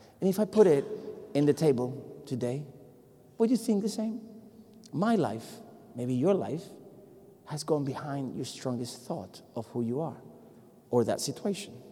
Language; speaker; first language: English; non-native, fluent; Spanish